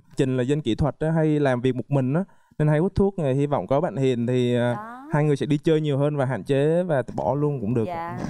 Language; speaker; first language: Vietnamese; native; Vietnamese